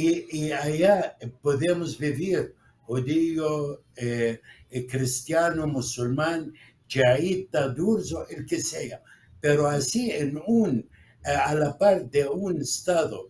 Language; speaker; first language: Spanish; non-native, fluent; Arabic